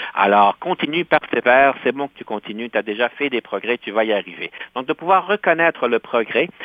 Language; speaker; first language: French; native; French